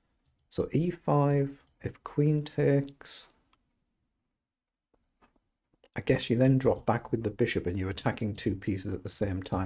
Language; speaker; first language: English; native; English